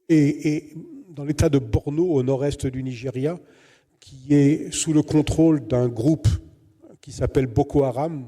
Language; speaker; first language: French; native; French